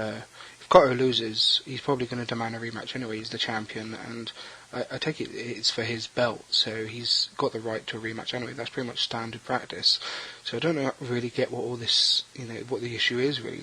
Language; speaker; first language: English; native; English